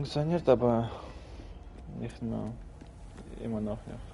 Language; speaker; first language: German; non-native, learner; Russian